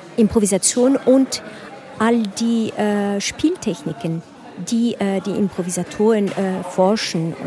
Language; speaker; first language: German; non-native, learner; French